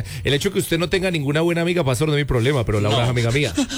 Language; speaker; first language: Spanish; native; Spanish